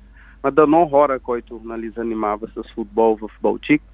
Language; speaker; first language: Bulgarian; non-native, learner; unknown